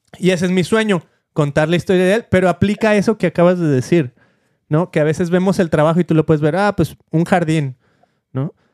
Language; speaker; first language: Spanish; native; Spanish